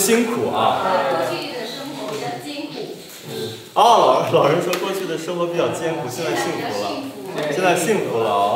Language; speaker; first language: Chinese; native; Chinese